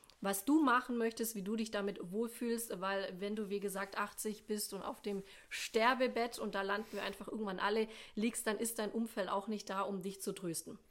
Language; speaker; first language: German; native; German